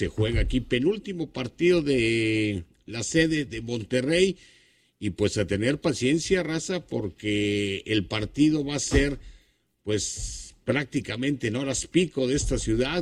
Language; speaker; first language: Spanish; native; Spanish